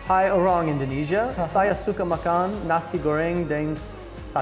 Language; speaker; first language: Indonesian; non-native, learner; English